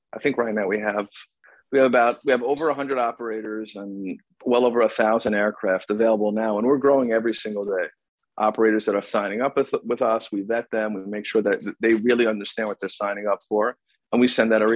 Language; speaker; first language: English; native; English